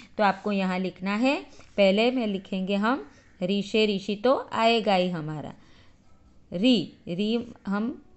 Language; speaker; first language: Hindi; native; Hindi